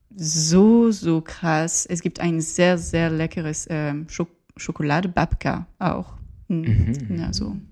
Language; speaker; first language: German; non-native, learner; French